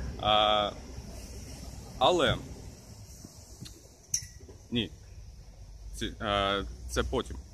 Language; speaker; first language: Ukrainian; non-native, local second language; Russian